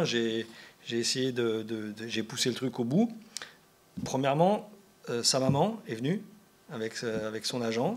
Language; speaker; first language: French; native; French